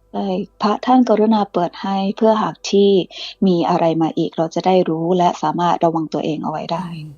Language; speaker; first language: Thai; early bilingual, other home language; English